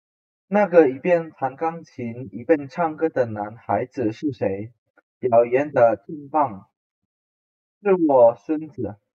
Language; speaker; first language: Chinese; non-native, fluent; Indonesian